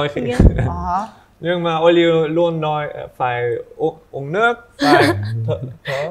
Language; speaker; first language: Vietnamese; non-native, learner; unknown